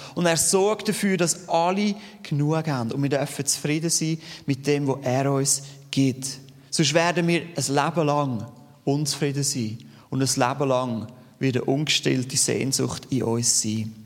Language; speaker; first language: German; native; German